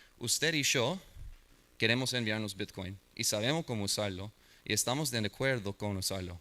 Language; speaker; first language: Spanish; non-native, learner; English